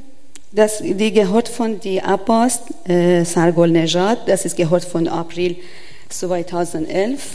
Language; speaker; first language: German; non-native, learner; Persian